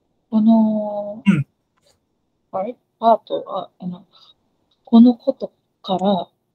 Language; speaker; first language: Japanese; non-native, learner; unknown